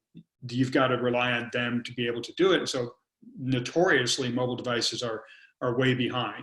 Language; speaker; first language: English; native; English